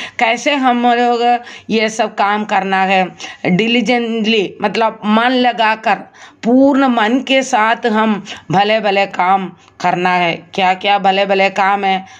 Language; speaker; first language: Hindi; non-native, local second language; Malayalam